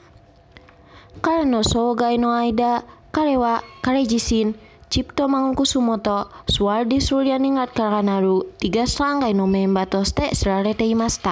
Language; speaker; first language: Japanese; non-native, fluent; Indonesian